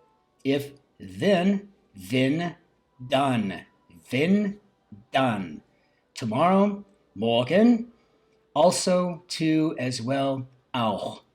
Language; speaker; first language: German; non-native, learner; English